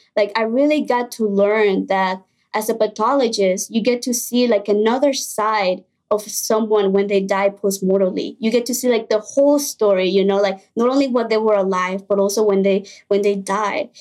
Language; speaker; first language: English; early bilingual, other home language; Spanish